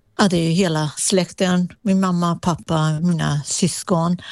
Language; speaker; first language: Swedish; non-native, fluent; Persian